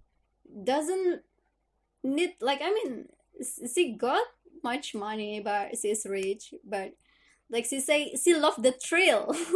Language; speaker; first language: English; non-native, learner; Indonesian